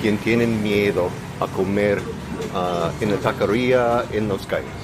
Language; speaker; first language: Spanish; non-native, learner; English